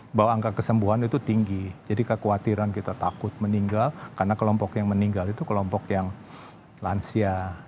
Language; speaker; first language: Indonesian; native; Indonesian